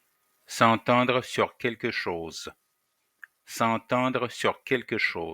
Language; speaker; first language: French; non-native, fluent; Russian